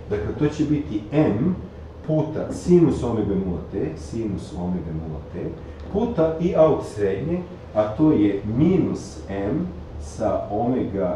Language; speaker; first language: Serbian; native; Serbian